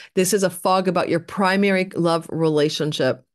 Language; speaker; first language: English; native; English